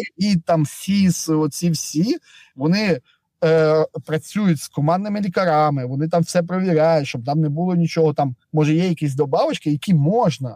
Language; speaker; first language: Ukrainian; native; Ukrainian